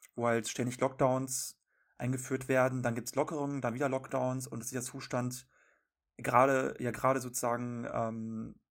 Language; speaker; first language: German; native; German